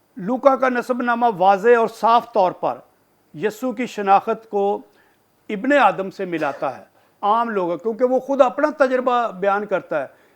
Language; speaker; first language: Urdu; non-native, local second language; Punjabi